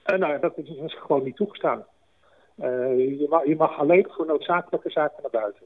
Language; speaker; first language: Dutch; native; Dutch